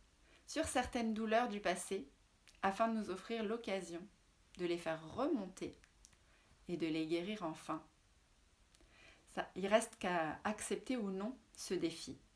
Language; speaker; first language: French; native; French